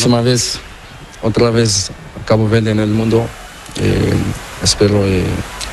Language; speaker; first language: Spanish; non-native, learner; Portuguese